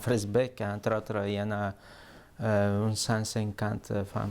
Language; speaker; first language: French; native; French